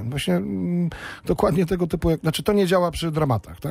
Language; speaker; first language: Polish; native; Polish